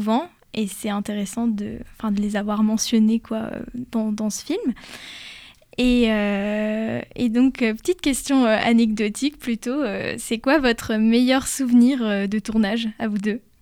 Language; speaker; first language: French; native; French